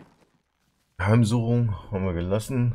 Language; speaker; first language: German; native; German